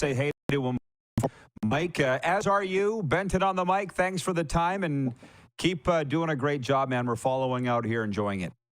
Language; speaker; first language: English; native; English